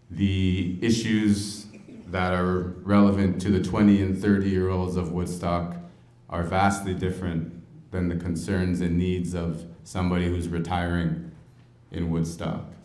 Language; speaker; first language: English; native; English